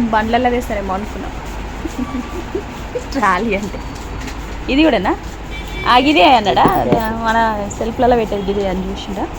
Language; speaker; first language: Telugu; native; Telugu